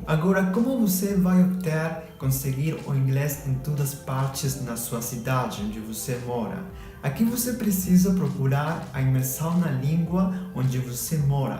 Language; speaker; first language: Portuguese; non-native, fluent; Spanish